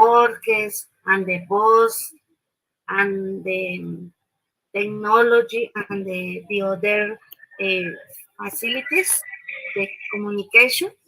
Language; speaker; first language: English; non-native, learner; Spanish